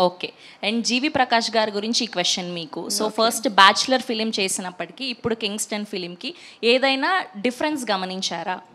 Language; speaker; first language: Telugu; native; Telugu